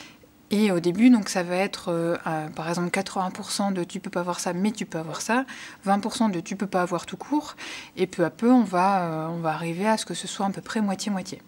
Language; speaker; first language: French; native; French